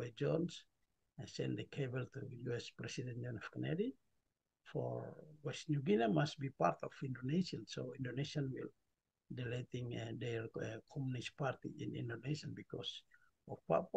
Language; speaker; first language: English; non-native, learner; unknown